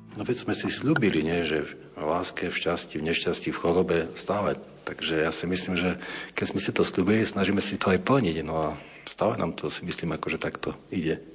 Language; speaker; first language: Slovak; native; Slovak